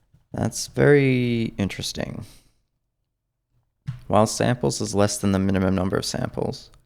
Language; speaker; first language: English; native; English